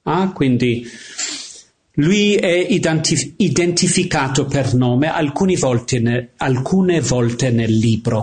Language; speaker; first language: Italian; non-native, fluent; English